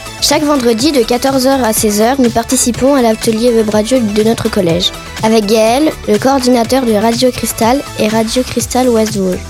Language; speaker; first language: French; native; French